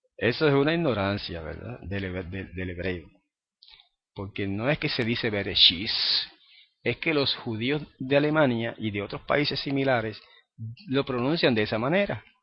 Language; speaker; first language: Spanish; native; Spanish